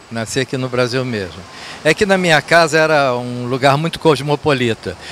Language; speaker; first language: Portuguese; early bilingual, other home language; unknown